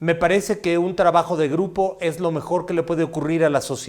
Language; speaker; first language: Spanish; native; Spanish